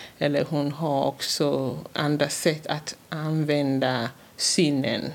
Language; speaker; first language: Swedish; non-native, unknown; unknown